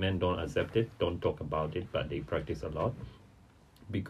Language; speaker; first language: English; non-native, local second language; Swahili